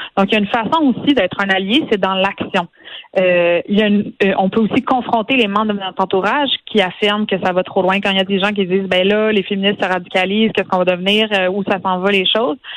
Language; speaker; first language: French; native; French